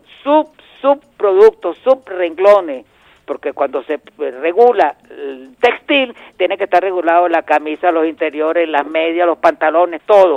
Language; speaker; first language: Spanish; native; Spanish